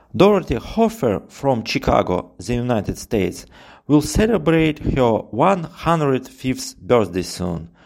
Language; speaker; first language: English; non-native, fluent; Russian